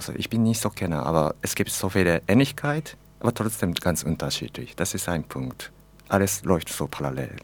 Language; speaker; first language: German; non-native, learner; Japanese